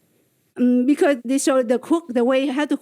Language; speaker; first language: English; non-native, learner; Vietnamese